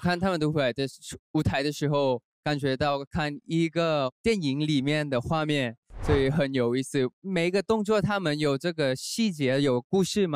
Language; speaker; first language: Chinese; non-native, learner; Thai